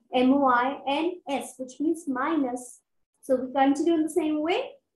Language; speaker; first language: English; non-native, local second language; Hindi